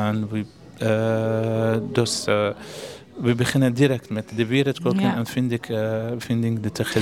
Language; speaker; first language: Dutch; non-native, learner; Arabic